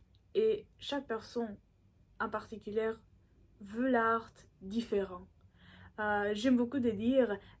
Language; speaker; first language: French; non-native, learner; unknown